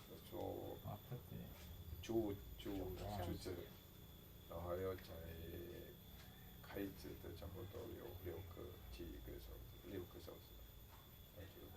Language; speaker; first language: Chinese; non-native, learner; Indonesian